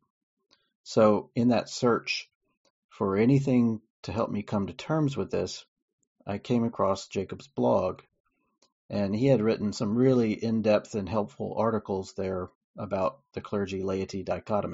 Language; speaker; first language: English; native; English